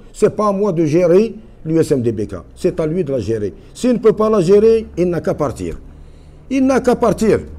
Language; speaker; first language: French; non-native, local second language; Kabyle